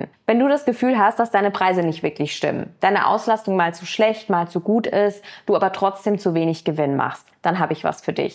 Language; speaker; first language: German; native; German